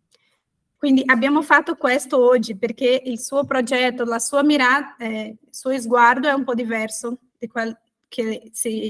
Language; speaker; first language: Italian; non-native, fluent; Portuguese